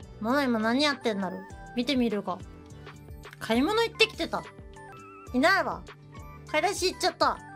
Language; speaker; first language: Japanese; native; Japanese